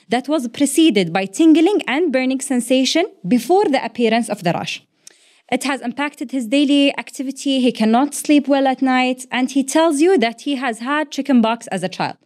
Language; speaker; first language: English; non-native, fluent; Arabic